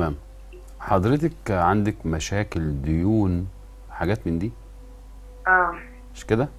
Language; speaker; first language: Arabic; native; Arabic